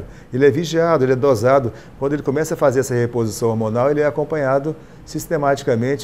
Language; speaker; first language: Portuguese; native; Portuguese